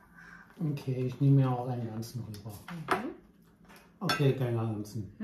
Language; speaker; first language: German; native; German